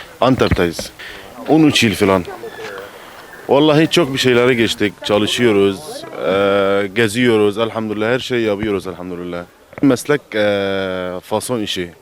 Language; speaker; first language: Turkish; non-native, learner; Arabic